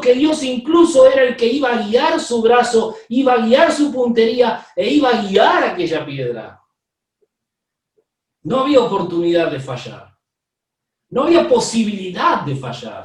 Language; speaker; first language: Spanish; native; Spanish